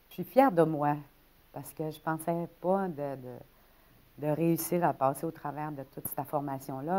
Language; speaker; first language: French; native; French